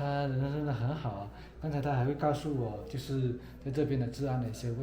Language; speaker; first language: Chinese; native; Chinese